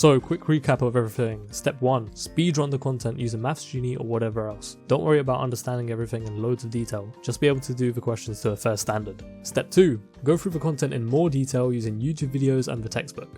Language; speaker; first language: English; native; English